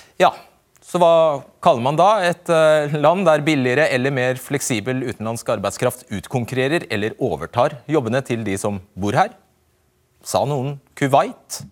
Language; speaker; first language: Norwegian; native; Norwegian